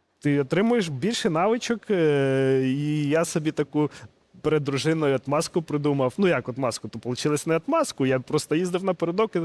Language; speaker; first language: Ukrainian; non-native, local second language; Russian